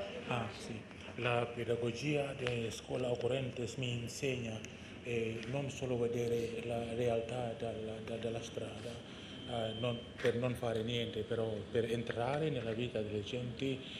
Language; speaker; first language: Italian; non-native, learner; Indonesian